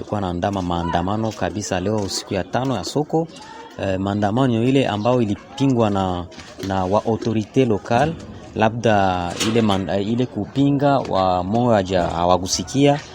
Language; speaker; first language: Swahili; native; Swahili